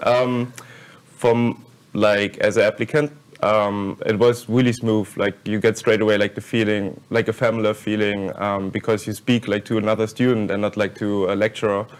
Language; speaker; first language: English; non-native, fluent; German